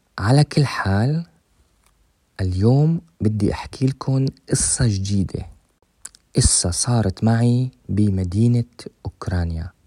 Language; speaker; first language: Arabic; native; Arabic